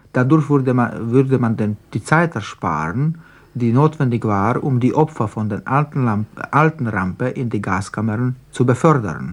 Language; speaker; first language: German; non-native, fluent; Slovak